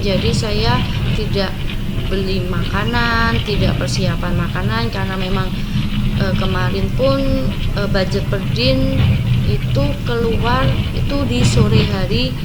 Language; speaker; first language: Indonesian; non-native, local second language; Javanese